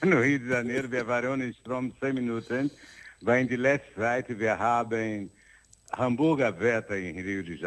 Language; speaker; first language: German; non-native, learner; Portuguese